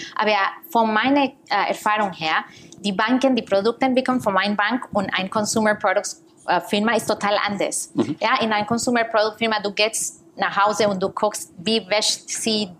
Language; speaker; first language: German; non-native, fluent; Spanish